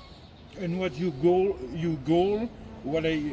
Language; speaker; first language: English; non-native, learner; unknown